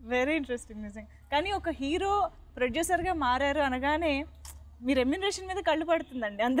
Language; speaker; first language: Telugu; native; Telugu